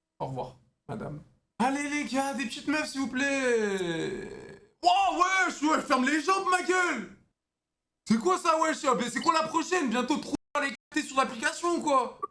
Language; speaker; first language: French; native; French